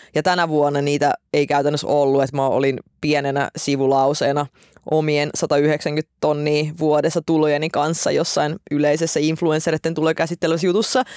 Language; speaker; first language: Finnish; early bilingual, other home language; Russian